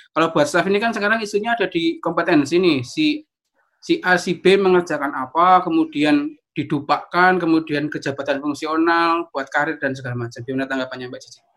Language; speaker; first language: Indonesian; native; Indonesian